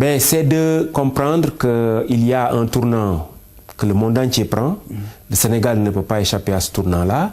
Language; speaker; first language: French; non-native, local second language; Wolof